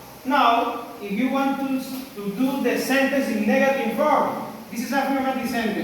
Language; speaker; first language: English; non-native, learner; Spanish